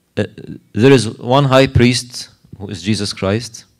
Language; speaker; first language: English; non-native, fluent; Arabic